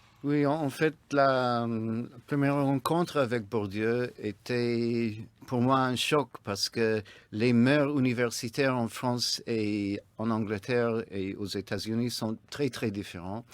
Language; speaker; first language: French; non-native, fluent; English